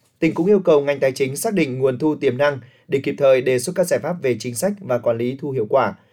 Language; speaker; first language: Vietnamese; native; Vietnamese